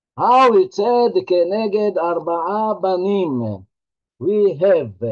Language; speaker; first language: English; non-native, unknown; Hebrew